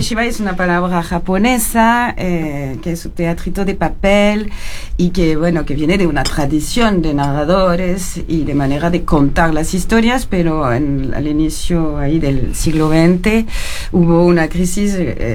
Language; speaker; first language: Spanish; non-native, fluent; French